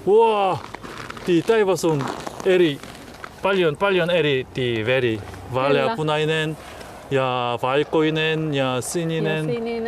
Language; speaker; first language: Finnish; non-native, learner; Korean